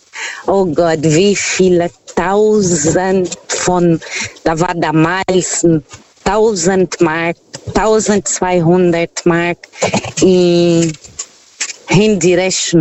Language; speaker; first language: German; non-native, fluent; Portuguese